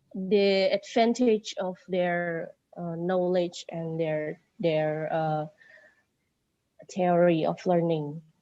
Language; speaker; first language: English; non-native, learner; Indonesian